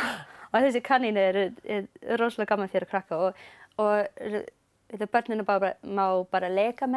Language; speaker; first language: Icelandic; non-native, learner; English